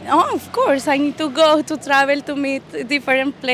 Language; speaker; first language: English; non-native, learner; Spanish